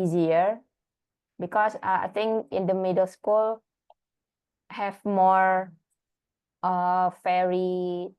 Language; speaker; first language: English; non-native, learner; Indonesian